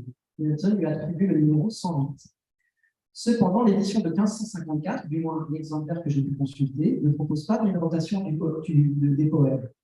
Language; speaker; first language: French; native; French